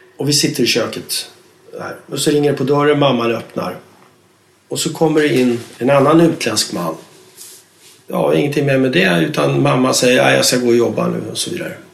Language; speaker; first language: Swedish; native; Swedish